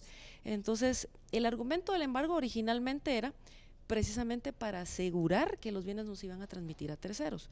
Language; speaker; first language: Spanish; native; Spanish